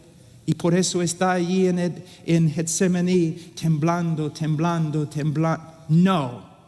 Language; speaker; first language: Spanish; non-native, fluent; English